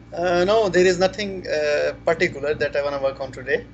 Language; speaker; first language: English; non-native, fluent; Arabic